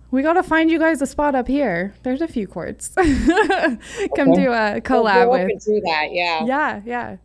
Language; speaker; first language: English; native; English